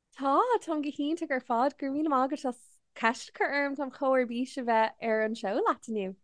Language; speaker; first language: Irish; non-native, local second language; English